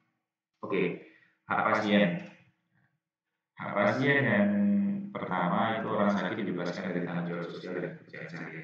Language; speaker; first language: Indonesian; native; Indonesian